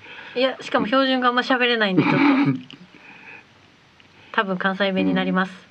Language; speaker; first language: Japanese; native; Japanese